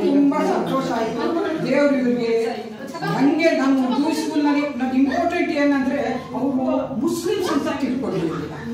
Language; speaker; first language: Kannada; non-native, local second language; Urdu